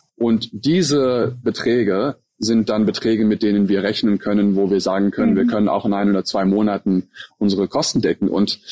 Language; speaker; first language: German; native; German